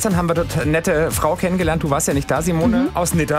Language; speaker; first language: German; native; German